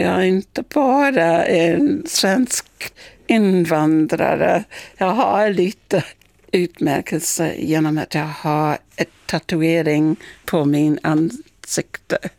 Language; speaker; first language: Swedish; non-native, fluent; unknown